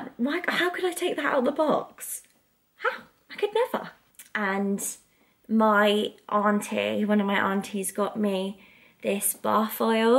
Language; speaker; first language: English; native; English